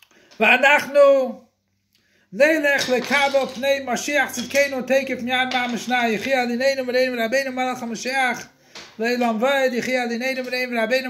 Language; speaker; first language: Hebrew; non-native, fluent; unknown